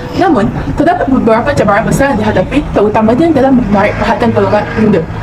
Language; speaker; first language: Malay; non-native, local second language; Chinese